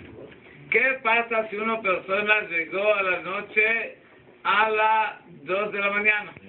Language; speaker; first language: Spanish; non-native, learner; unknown